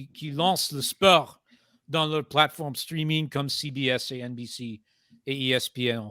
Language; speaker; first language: French; non-native, fluent; English